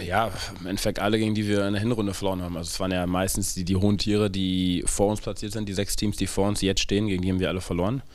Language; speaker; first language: German; native; German